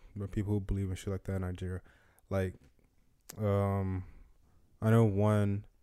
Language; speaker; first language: English; non-native, local second language; Yoruba